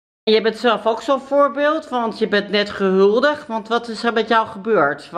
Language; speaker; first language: Dutch; native; Dutch